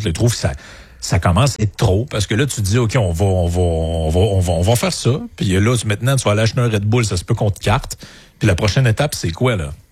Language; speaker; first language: French; native; French